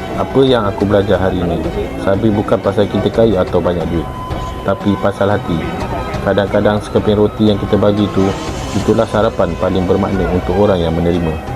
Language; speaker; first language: Malay; native; Malay